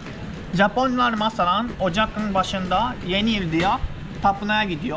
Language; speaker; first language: Turkish; non-native, fluent; Japanese